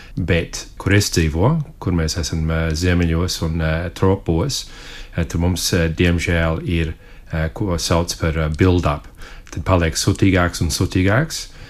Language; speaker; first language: Latvian; early bilingual, heritage; Latvian